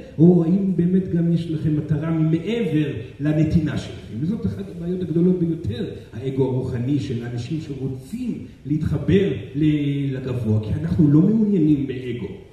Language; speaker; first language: Hebrew; non-native, fluent; Portuguese